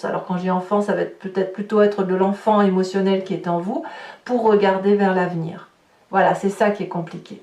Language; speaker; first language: French; native; French